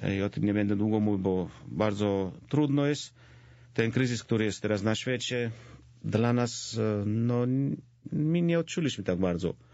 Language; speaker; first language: Polish; non-native, fluent; Georgian